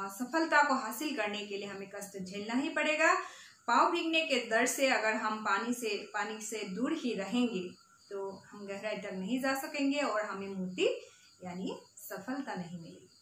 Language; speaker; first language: Hindi; non-native, local second language; Assamese